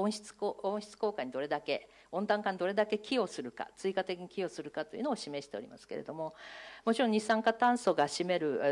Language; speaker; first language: Japanese; native; Japanese